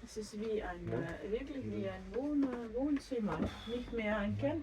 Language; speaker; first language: German; non-native, learner; Dutch